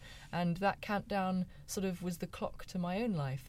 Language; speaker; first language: English; native; English